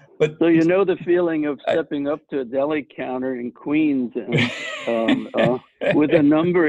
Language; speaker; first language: English; non-native, fluent; Swiss German